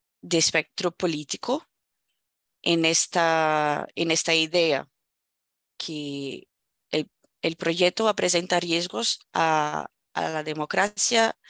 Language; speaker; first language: Spanish; non-native, fluent; Portuguese